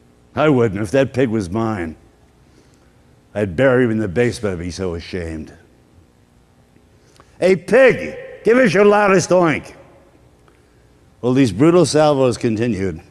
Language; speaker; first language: English; native; English